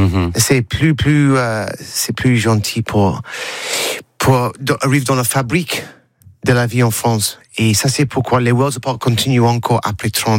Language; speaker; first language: French; non-native, learner; English